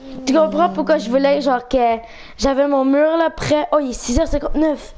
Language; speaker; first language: French; native; French